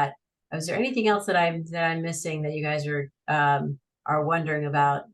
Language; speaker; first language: English; native; English